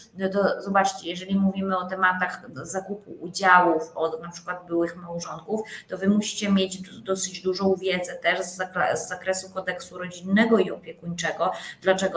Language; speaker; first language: Polish; native; Polish